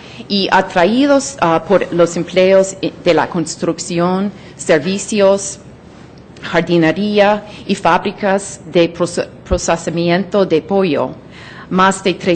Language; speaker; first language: Spanish; non-native, fluent; English